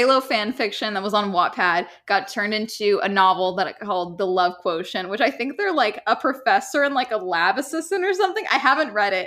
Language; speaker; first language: English; native; English